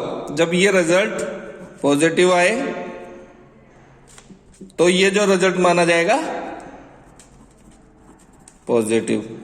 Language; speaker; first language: Hindi; native; Hindi